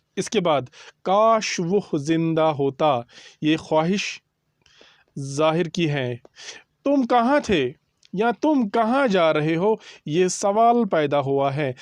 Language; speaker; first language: Urdu; non-native, local second language; Kashmiri